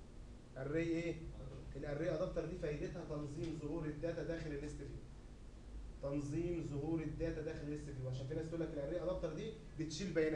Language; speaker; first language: Arabic; native; Arabic